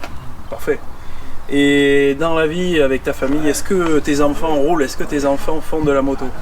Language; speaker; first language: French; native; French